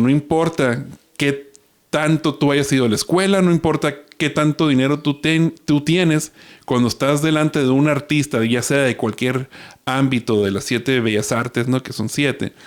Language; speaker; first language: Spanish; native; Spanish